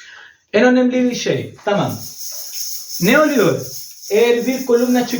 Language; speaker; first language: Turkish; non-native, learner; Spanish